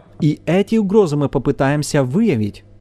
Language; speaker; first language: Russian; native; Russian